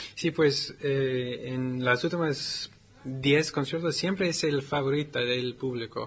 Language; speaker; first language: Spanish; non-native, learner; English